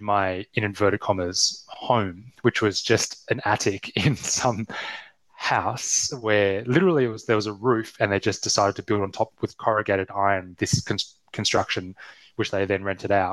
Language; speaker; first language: English; native; English